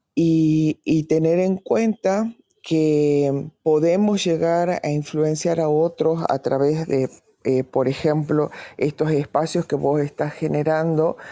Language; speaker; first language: Spanish; native; Spanish